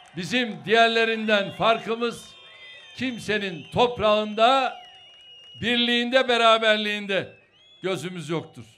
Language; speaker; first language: Turkish; native; Turkish